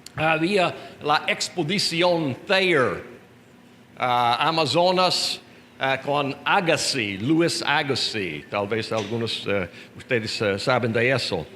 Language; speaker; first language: Spanish; non-native, learner; English